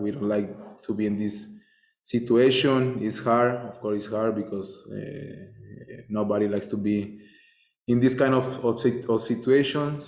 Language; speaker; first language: English; non-native, fluent; Spanish